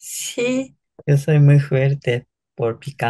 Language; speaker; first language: Spanish; non-native, learner; Japanese